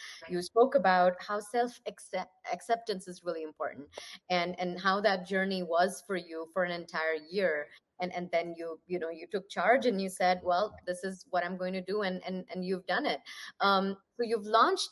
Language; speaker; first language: English; non-native, local second language; Punjabi